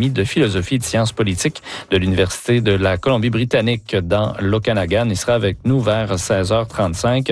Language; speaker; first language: French; native; French